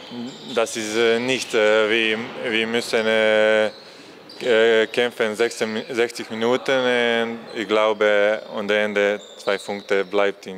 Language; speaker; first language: German; non-native, learner; Croatian